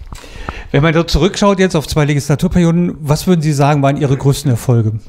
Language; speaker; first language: German; native; German